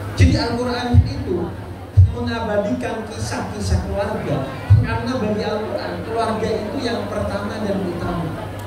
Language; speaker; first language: Indonesian; non-native, local second language; Madurese